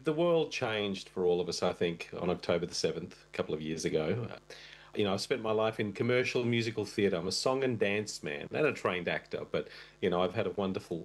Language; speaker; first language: English; non-native, fluent; Russian